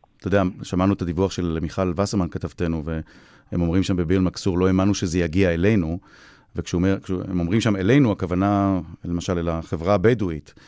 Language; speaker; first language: Hebrew; native; Hebrew